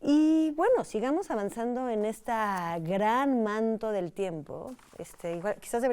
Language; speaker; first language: Spanish; native; Spanish